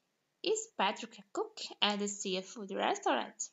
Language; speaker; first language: English; non-native, fluent; Portuguese